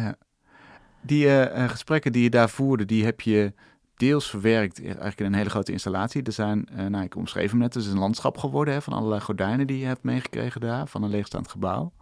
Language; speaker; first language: Dutch; native; Dutch